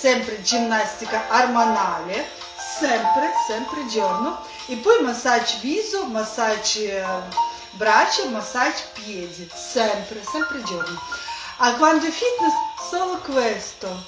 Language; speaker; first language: Italian; non-native, learner; Russian